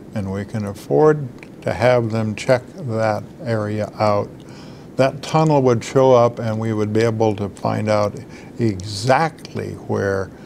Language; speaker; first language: English; native; English